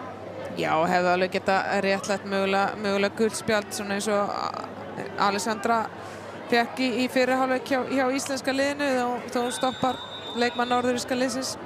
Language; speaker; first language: Icelandic; native; Icelandic